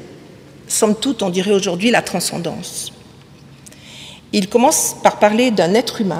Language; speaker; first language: French; native; French